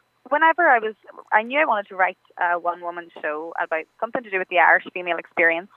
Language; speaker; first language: English; native; English